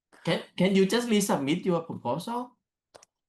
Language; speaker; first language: English; non-native, learner; Thai